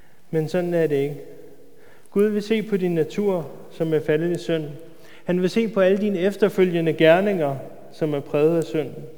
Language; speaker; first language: Danish; native; Danish